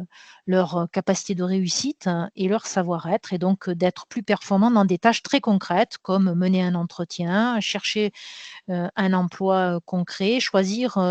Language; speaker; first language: French; native; French